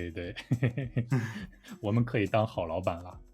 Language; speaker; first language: Chinese; native; Chinese